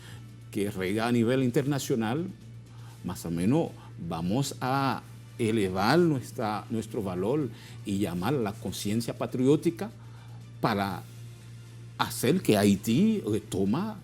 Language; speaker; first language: Spanish; non-native, fluent; Haitian Creole